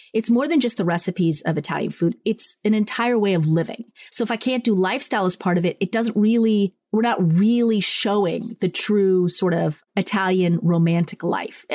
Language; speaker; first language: English; early bilingual, other home language; Italian